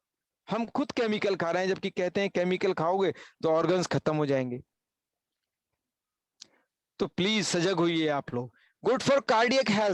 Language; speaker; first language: Hindi; native; Hindi